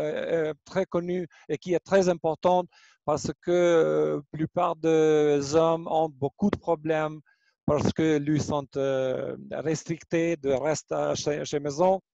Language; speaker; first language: French; non-native, learner; Albanian